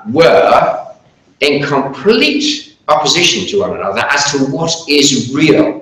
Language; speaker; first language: English; native; English